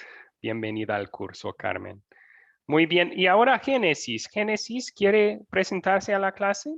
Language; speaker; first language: Spanish; non-native, fluent; English